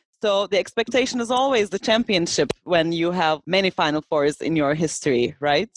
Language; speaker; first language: English; non-native, fluent; Turkish